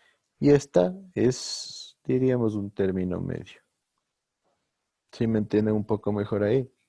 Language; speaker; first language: Spanish; native; Spanish